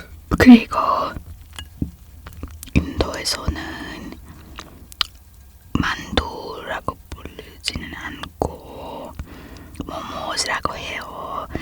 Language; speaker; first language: Korean; non-native, fluent; Hindi